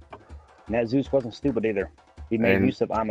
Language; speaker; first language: English; native; English